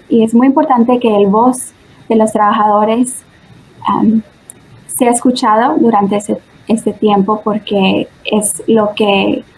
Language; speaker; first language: Spanish; early bilingual, heritage; Spanish